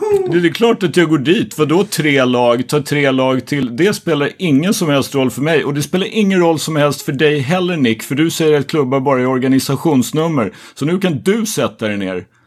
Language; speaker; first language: Swedish; native; Swedish